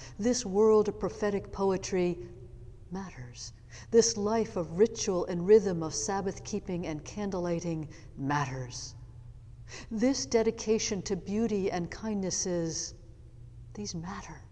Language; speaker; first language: English; native; English